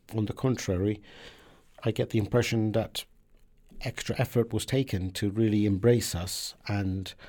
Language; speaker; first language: English; early bilingual, other home language; Persian